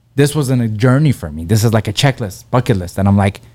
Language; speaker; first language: English; early bilingual, other home language; Persian